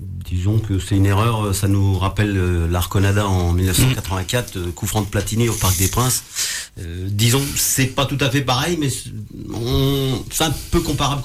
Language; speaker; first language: French; native; French